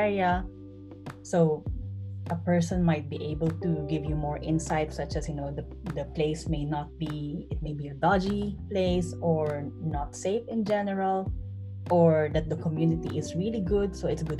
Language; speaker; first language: English; non-native, local second language; Filipino